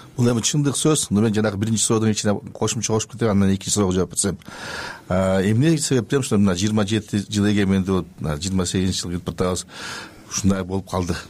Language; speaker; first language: Kyrgyz; native; Kyrgyz